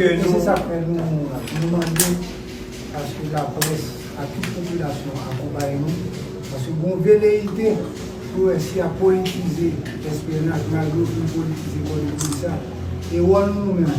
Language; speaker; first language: Haitian Creole; native; Haitian Creole